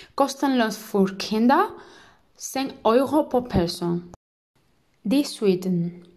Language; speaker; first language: German; non-native, learner; Spanish